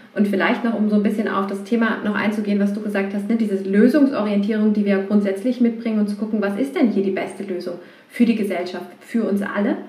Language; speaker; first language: German; native; German